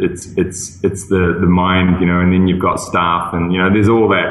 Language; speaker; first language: English; native; English